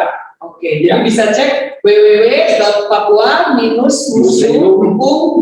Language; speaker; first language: Indonesian; native; Indonesian